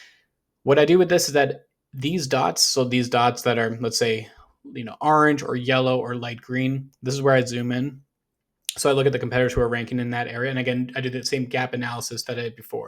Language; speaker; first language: English; native; English